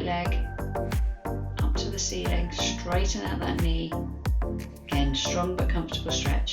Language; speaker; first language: English; native; English